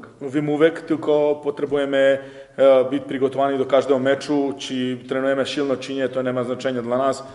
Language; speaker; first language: Polish; non-native, fluent; Serbian